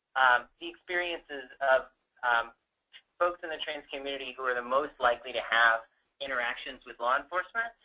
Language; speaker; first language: English; native; English